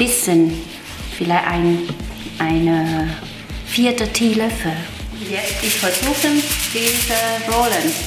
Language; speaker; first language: German; non-native, learner; Vietnamese